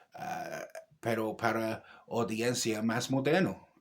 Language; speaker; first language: Spanish; non-native, learner; English